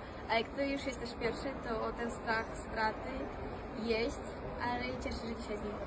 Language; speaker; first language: Polish; non-native, fluent; Russian